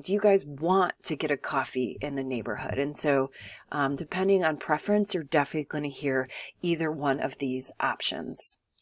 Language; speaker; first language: English; native; English